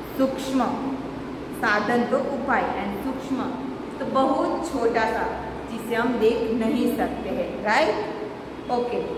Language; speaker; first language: Hindi; non-native, local second language; Gujarati